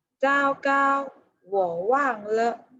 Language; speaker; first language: Chinese; non-native, fluent; Thai